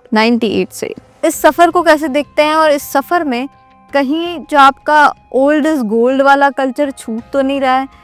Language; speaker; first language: Hindi; native; Hindi